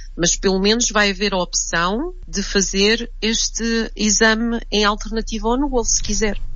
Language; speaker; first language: Portuguese; early bilingual, heritage; Portuguese